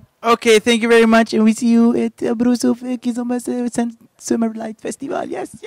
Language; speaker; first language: English; non-native, fluent; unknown